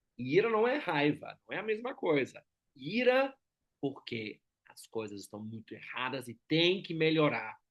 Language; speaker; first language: Portuguese; non-native, fluent; German